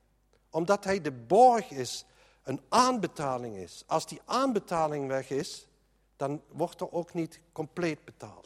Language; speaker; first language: Dutch; native; Dutch